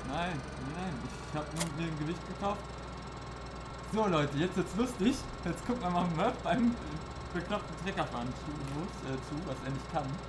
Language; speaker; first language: German; native; German